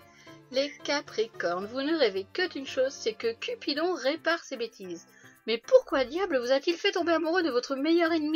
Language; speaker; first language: French; native; French